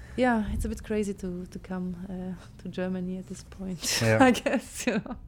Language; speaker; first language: English; non-native, fluent; German